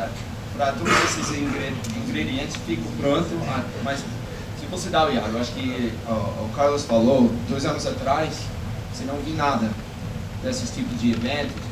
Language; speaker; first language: Portuguese; non-native, fluent; English